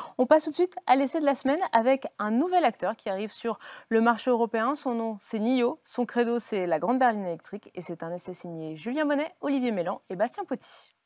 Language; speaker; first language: French; native; French